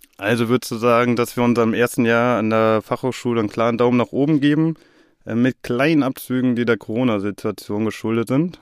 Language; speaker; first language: German; native; German